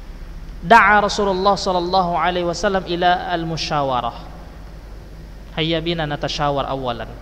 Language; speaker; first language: Arabic; non-native, fluent; Indonesian